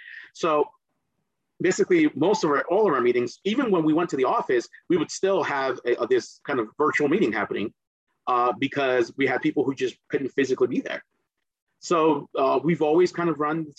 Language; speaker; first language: English; early bilingual, other home language; Spanish